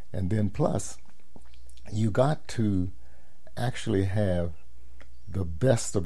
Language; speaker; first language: English; native; English